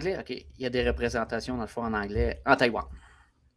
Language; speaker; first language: French; native; French